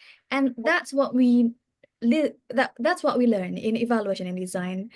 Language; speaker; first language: English; non-native, fluent; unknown